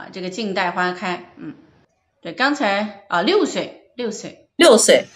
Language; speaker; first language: Chinese; native; Chinese